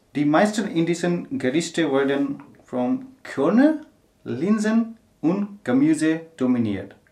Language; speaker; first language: German; non-native, learner; Gujarati